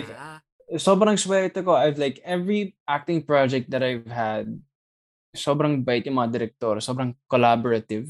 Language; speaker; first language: English; native; English